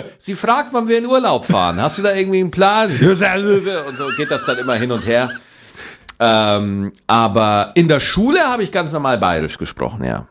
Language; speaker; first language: German; native; German